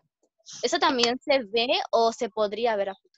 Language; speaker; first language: Spanish; native; Spanish